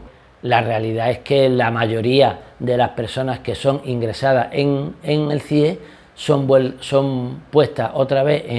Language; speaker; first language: Spanish; native; Spanish